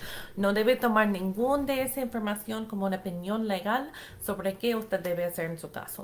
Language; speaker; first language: Spanish; non-native, fluent; English